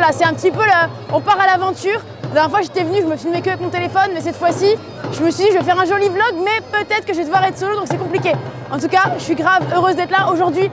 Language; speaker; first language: French; native; French